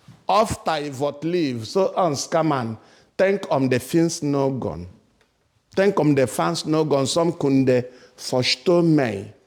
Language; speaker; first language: Swedish; non-native, fluent; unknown